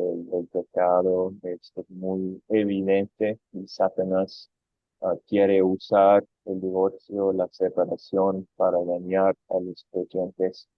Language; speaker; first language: Spanish; non-native, fluent; English